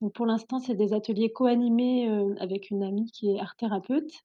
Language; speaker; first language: French; native; French